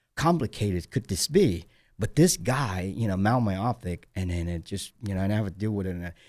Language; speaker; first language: English; non-native, fluent; Vietnamese